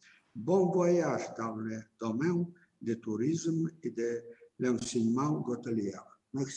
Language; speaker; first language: French; non-native, fluent; Ukrainian